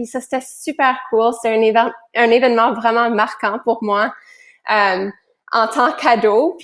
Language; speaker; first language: French; native; French